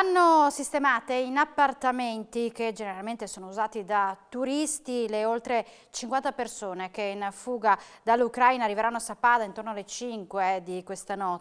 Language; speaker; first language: Italian; native; Italian